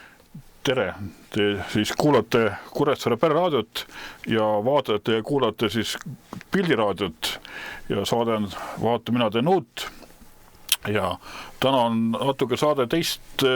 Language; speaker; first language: Estonian; native; Estonian